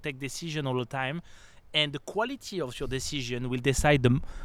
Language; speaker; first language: English; non-native, fluent; French